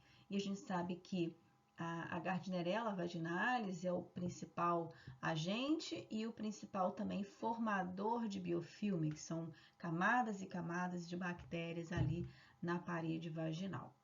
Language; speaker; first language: Portuguese; native; Portuguese